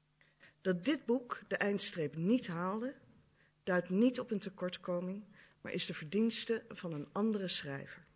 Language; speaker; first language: Dutch; native; Dutch